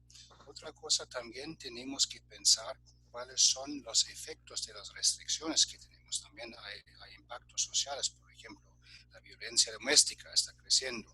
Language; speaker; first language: Spanish; non-native, fluent; German